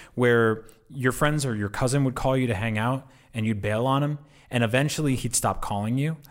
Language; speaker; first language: English; native; English